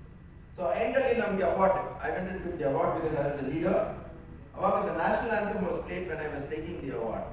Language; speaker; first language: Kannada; non-native, local second language; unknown